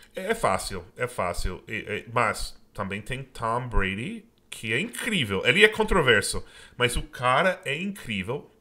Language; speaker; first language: Portuguese; non-native, fluent; English